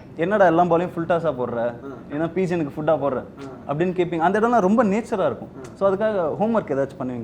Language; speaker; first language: Tamil; native; Tamil